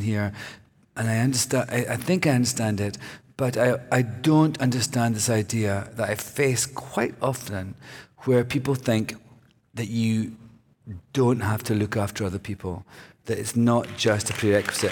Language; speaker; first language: English; native; English